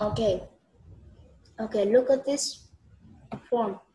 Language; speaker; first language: English; non-native, fluent; Vietnamese